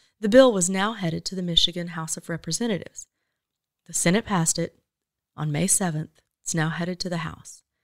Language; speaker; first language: English; native; English